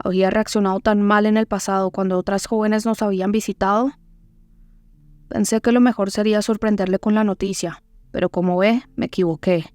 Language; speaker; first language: Spanish; native; Spanish